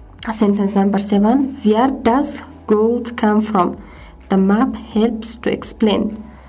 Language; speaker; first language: English; non-native, fluent; Persian